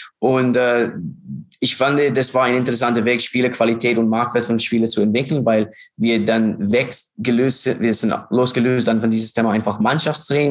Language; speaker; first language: German; non-native, fluent; English